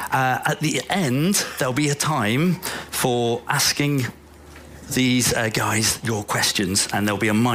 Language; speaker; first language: English; native; English